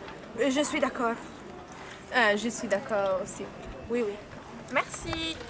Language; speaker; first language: French; non-native, learner; Italian